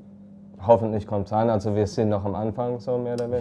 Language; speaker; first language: German; early bilingual, heritage; English